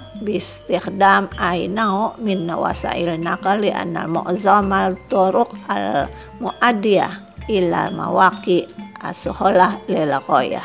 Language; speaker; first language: Arabic; non-native, fluent; Indonesian